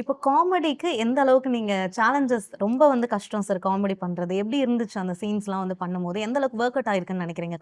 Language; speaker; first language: Tamil; native; Tamil